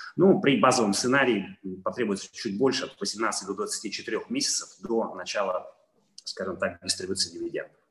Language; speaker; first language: Russian; non-native, fluent; Italian